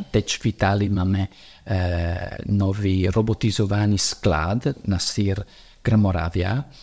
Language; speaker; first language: Czech; non-native, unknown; Italian